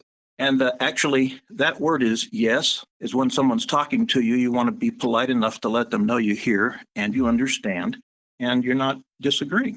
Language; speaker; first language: English; native; English